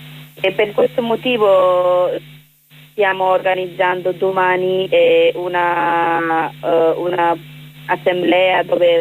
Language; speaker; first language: Italian; non-native, learner; Bangla